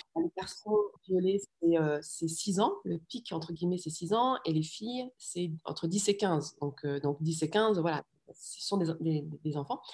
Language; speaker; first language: French; early bilingual, other home language; Riffian